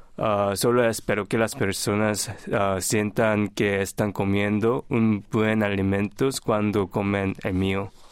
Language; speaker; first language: Spanish; non-native, fluent; Korean